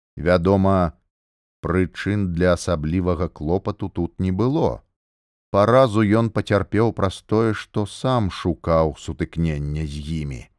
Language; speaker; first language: Belarusian; native; Belarusian